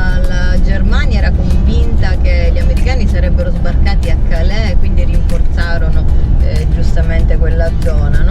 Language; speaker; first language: Italian; native; Italian